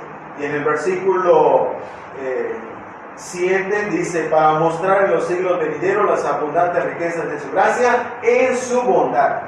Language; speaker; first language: Spanish; native; Spanish